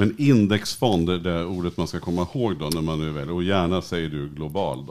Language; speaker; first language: Swedish; native; Swedish